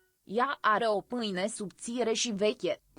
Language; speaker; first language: Romanian; non-native, learner; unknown